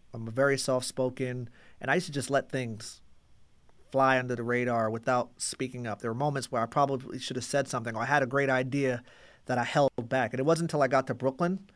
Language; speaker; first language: English; native; English